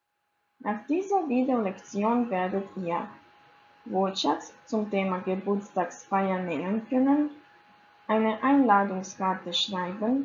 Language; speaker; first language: German; non-native, fluent; Croatian